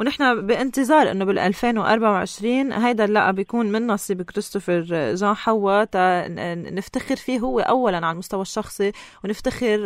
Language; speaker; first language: Arabic; native; Arabic